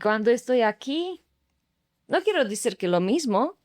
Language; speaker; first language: Spanish; non-native, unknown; Slovak